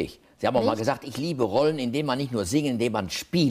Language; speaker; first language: German; native; German